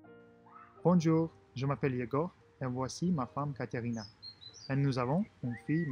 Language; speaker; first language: French; non-native, fluent; Russian